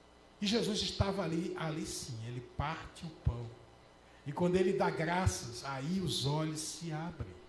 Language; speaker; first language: Portuguese; native; Portuguese